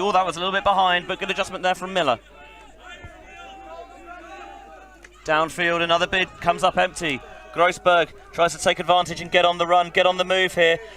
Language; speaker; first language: English; native; English